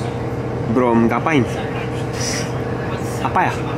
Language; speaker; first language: Indonesian; non-native, fluent; Japanese